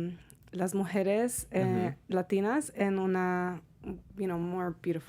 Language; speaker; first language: Spanish; early bilingual, heritage; Spanish